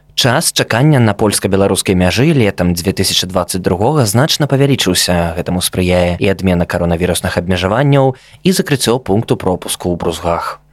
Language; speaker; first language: Belarusian; native; Belarusian